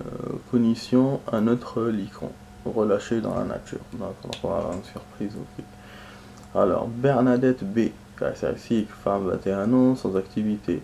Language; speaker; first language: French; native; French